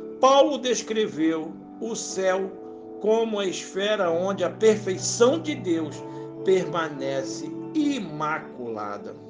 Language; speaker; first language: Portuguese; native; Portuguese